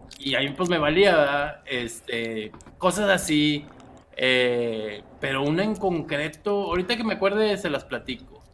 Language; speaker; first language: Spanish; native; Spanish